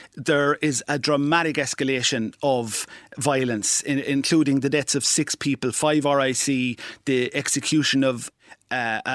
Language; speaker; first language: English; native; English